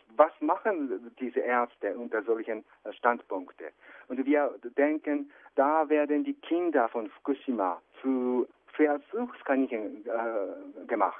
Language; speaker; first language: German; non-native, fluent; Japanese